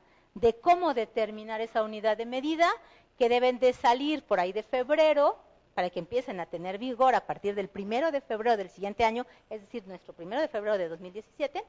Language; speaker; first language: Spanish; native; Spanish